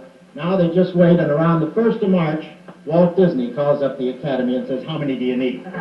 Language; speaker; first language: English; native; English